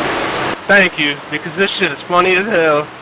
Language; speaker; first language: English; native; English